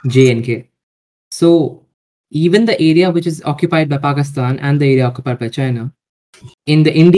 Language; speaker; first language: English; non-native, local second language; Hindi